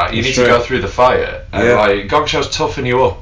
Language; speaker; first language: English; native; English